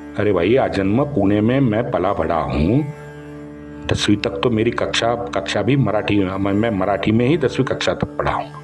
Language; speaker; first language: Hindi; non-native, local second language; Marathi